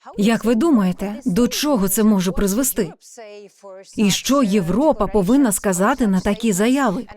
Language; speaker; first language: Ukrainian; native; Ukrainian